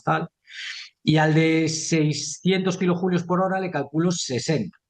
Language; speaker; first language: Spanish; native; Spanish